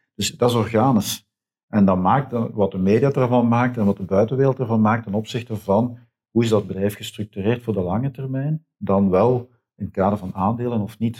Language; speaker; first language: Dutch; native; Dutch